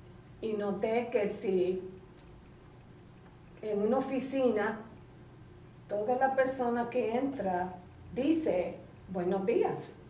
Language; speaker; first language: Spanish; early bilingual, heritage; Spanish